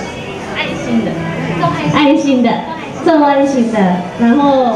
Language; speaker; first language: Chinese; non-native, learner; Japanese